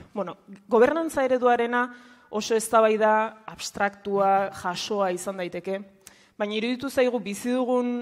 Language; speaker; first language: Basque; native; Basque